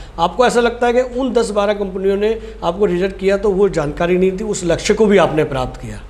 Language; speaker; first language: Hindi; native; Hindi